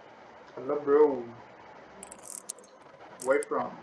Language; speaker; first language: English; non-native, local second language; Malayalam